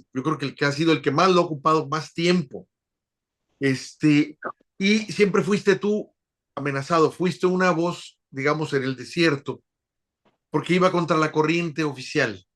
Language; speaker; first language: Spanish; native; Spanish